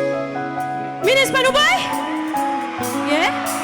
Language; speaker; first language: Portuguese; non-native, local second language; Kabuverdianu